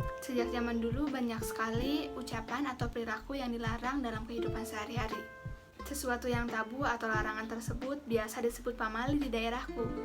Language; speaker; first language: Indonesian; native; Indonesian